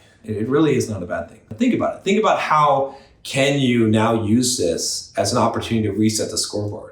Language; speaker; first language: English; native; English